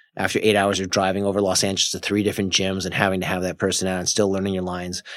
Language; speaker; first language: English; native; English